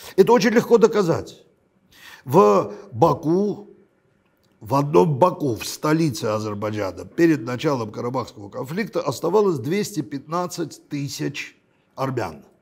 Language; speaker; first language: Russian; non-native, local second language; Armenian